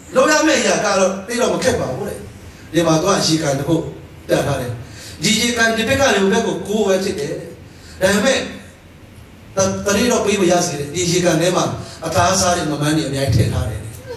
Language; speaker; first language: Burmese; non-native, local second language; Hakha Chin